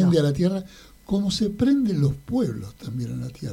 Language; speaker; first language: Spanish; native; Spanish